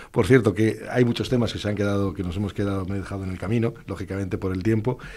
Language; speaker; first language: Spanish; native; Spanish